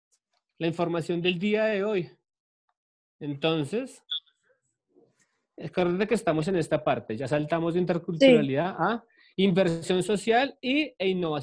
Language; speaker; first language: Spanish; native; Spanish